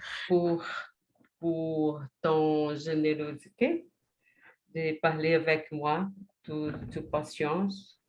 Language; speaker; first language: French; non-native, learner; Portuguese